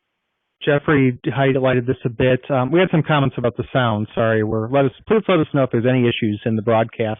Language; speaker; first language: English; native; English